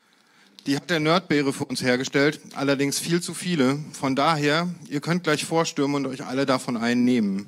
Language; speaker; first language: German; native; German